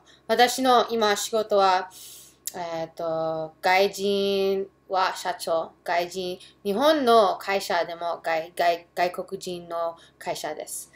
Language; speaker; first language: Japanese; early bilingual, heritage; English